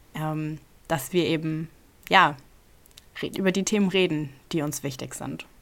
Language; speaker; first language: German; native; German